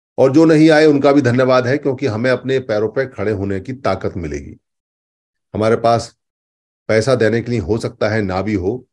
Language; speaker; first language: Hindi; native; Hindi